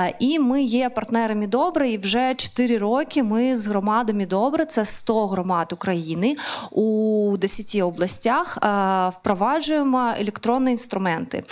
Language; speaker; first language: Ukrainian; non-native, local second language; Russian